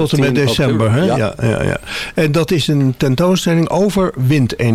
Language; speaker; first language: Dutch; native; Dutch